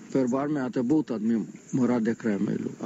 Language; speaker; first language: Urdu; non-native, learner; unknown